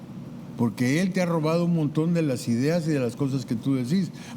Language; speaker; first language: Spanish; native; Spanish